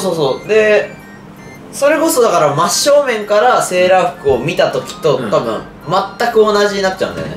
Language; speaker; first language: Japanese; native; Japanese